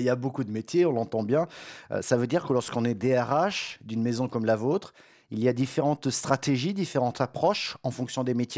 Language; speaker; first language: French; native; French